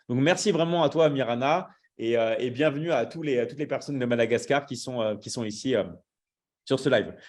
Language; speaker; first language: French; native; French